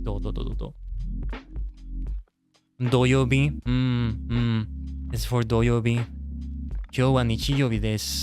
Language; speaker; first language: Japanese; non-native, learner; English